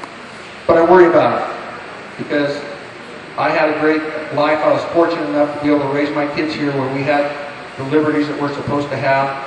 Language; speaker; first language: English; native; English